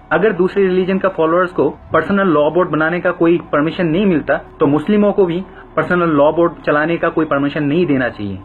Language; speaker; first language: Hindi; non-native, fluent; Bangla